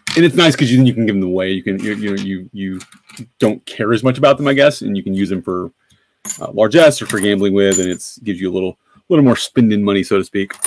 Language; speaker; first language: English; native; English